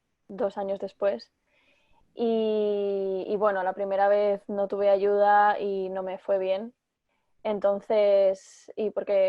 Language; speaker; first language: Spanish; native; Spanish